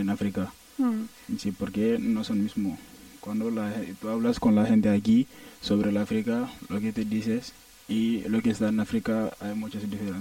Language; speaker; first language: Spanish; non-native, learner; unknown